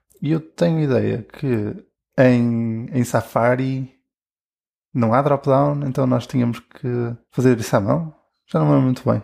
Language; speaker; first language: Portuguese; native; Portuguese